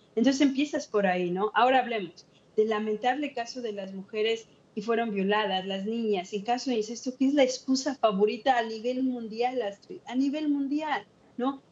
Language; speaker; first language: Spanish; native; Spanish